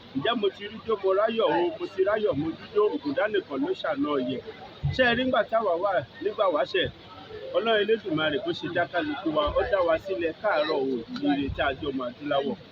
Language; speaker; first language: Yoruba; native; Yoruba